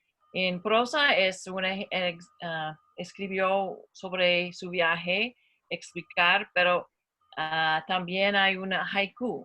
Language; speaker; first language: Spanish; non-native, learner; English